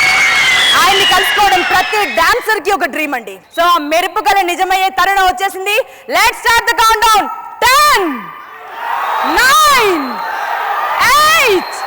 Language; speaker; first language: Telugu; native; Telugu